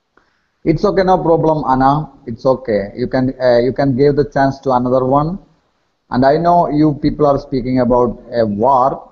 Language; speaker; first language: English; non-native, learner; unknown